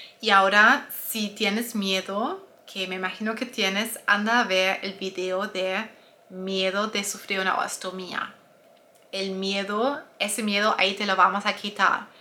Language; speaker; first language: Spanish; non-native, fluent; German